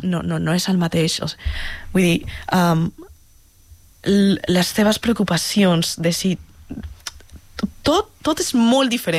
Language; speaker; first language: Catalan; non-native, local second language; Spanish